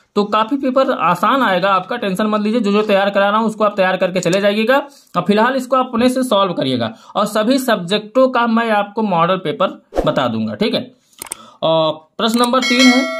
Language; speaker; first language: Hindi; native; Hindi